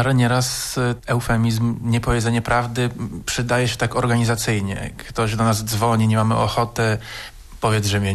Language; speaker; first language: Polish; native; Polish